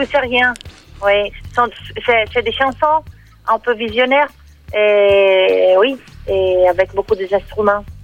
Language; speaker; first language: French; non-native, learner; Italian